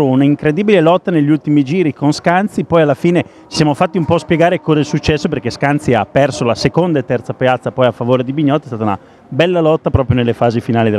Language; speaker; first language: Italian; native; Italian